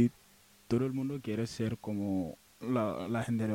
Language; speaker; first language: Spanish; non-native, local second language; Wolof